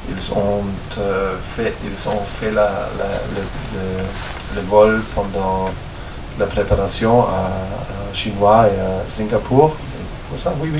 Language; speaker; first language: French; non-native, learner; German